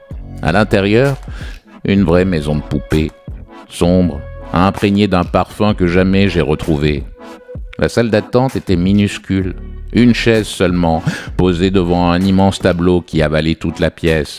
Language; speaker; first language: French; native; French